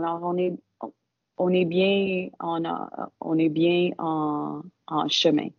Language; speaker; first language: French; non-native, local second language; English